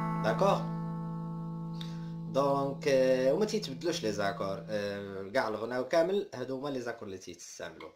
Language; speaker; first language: Arabic; native; Arabic